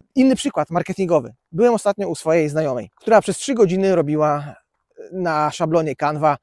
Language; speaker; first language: Polish; native; Polish